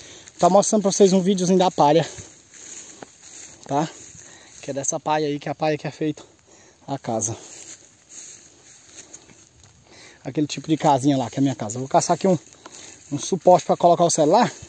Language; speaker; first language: Portuguese; native; Portuguese